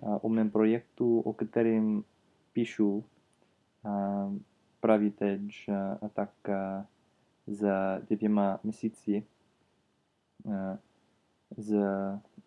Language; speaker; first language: Czech; non-native, learner; English